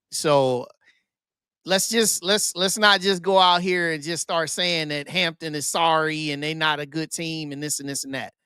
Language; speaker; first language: English; native; English